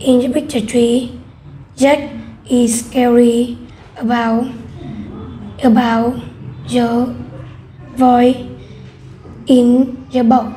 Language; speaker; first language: English; non-native, learner; Vietnamese